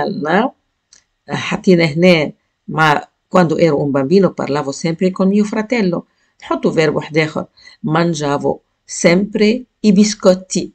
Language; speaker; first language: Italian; non-native, fluent; Arabic